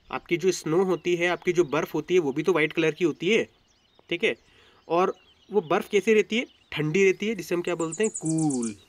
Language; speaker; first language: Hindi; native; Hindi